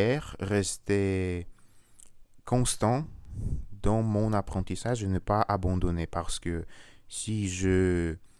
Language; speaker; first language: French; non-native, learner; Russian